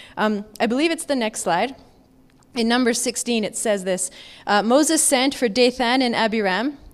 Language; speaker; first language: English; native; English